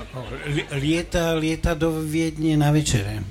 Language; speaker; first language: Slovak; native; Slovak